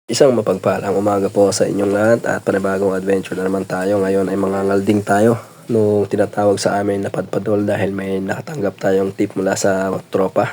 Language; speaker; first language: Filipino; non-native, local second language; Iloko